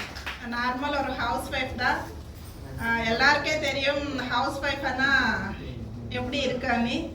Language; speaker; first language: Tamil; non-native, learner; Telugu